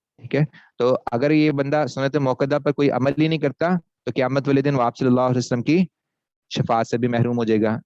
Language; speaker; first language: Urdu; non-native, local second language; Punjabi